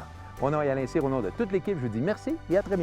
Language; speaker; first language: French; native; French